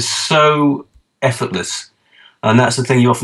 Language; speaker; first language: English; native; English